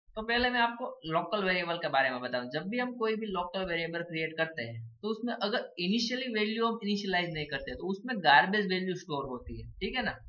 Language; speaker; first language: Hindi; non-native, local second language; Gujarati